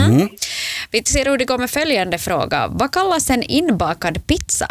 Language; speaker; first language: Swedish; native; Swedish